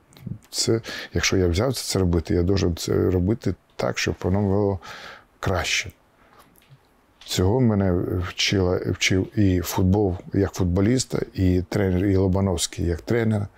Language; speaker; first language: Ukrainian; non-native, local second language; Russian